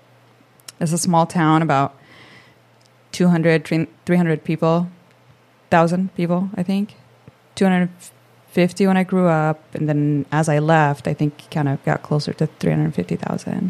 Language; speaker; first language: English; non-native, fluent; Swedish